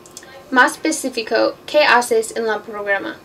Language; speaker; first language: Spanish; non-native, learner; English